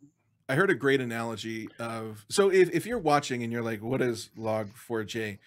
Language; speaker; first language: English; native; English